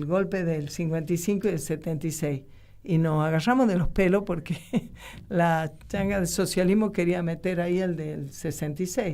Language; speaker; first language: Spanish; native; Spanish